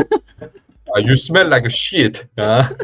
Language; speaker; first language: English; non-native, learner; Korean